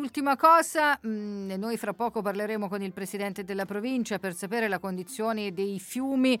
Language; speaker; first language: Italian; native; Italian